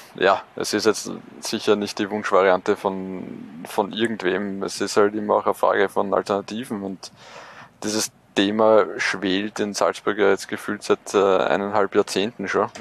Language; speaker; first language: German; native; German